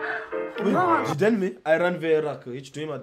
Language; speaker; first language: Turkish; non-native, fluent; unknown